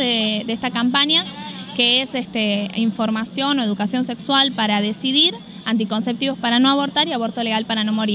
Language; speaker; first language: Spanish; native; Spanish